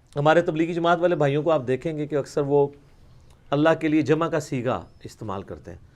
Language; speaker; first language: Urdu; non-native, local second language; Punjabi